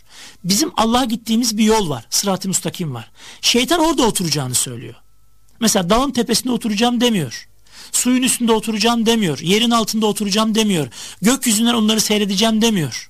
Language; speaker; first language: Turkish; native; Turkish